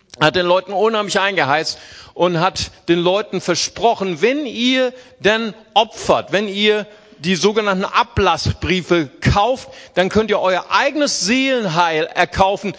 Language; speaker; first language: German; early bilingual, other home language; Portuguese